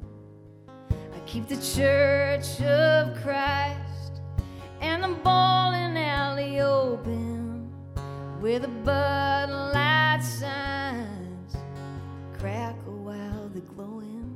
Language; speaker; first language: English; native; English